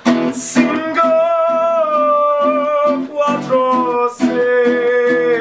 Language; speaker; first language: Spanish; non-native, learner; English